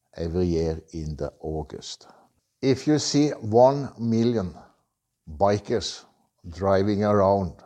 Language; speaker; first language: English; non-native, learner; Norwegian